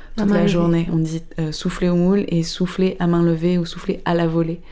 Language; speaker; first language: French; native; French